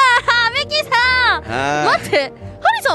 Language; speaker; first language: Japanese; early bilingual, heritage; Japanese